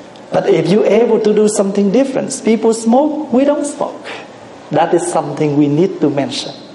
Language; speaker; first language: English; non-native, fluent; Vietnamese